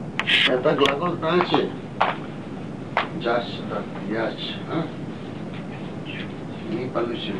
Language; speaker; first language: Russian; non-native, learner; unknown